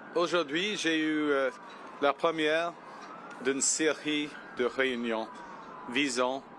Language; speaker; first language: French; non-native, local second language; English